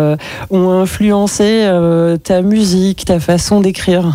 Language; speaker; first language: French; native; French